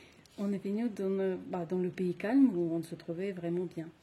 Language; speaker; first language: French; non-native, fluent; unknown